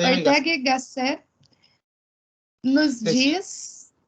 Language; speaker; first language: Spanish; non-native, learner; Portuguese